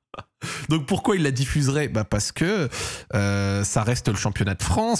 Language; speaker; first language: French; native; French